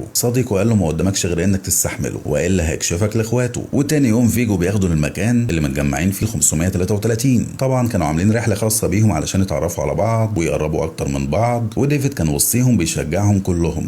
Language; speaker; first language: Arabic; native; Arabic